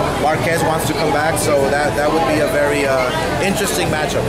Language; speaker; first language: English; early bilingual, other home language; Spanish